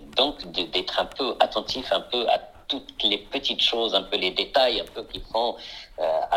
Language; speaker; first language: French; non-native, local second language; Arabic